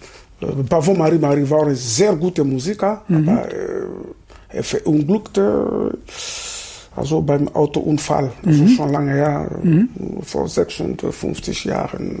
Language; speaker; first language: German; non-native, fluent; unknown